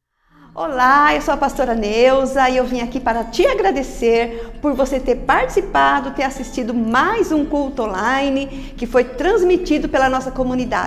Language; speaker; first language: Portuguese; native; Portuguese